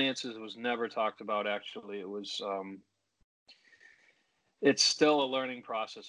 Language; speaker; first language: English; native; English